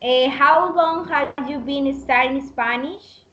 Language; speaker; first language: English; non-native, learner; Spanish